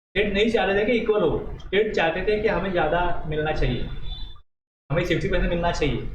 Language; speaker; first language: Hindi; non-native, local second language; Marathi